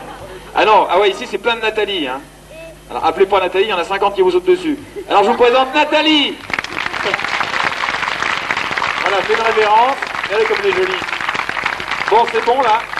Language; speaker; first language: French; native; French